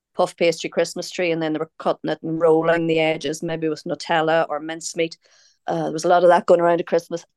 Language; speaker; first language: English; native; English